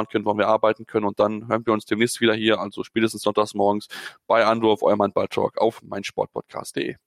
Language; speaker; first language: German; native; German